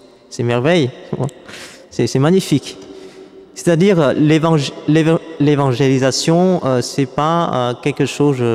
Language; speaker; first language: French; non-native, fluent; Vietnamese